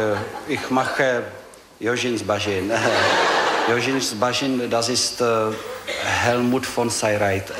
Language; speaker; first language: German; non-native, learner; Czech